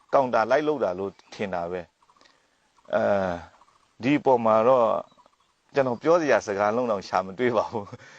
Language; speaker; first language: Burmese; non-native, local second language; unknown